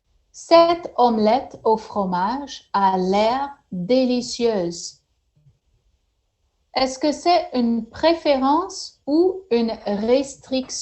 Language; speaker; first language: French; non-native, fluent; English